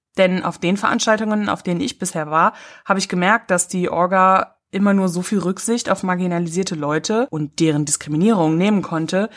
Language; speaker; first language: German; native; German